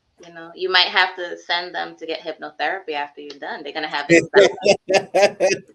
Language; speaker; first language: English; native; English